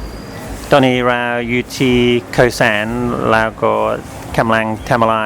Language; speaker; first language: Thai; non-native, fluent; English